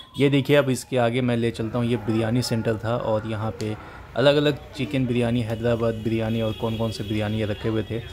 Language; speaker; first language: Hindi; native; Hindi